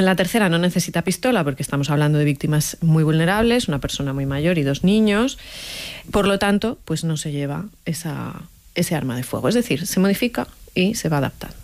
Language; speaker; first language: Spanish; native; Spanish